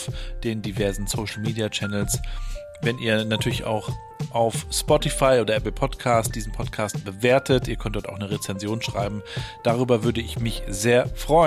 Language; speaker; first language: German; native; German